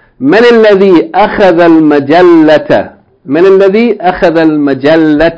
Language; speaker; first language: Arabic; non-native, fluent; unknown